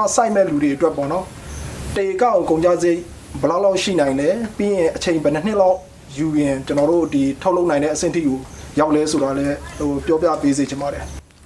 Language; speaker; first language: Burmese; non-native, local second language; Mon